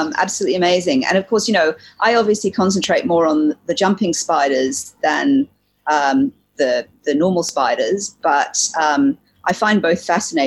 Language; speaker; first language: English; native; English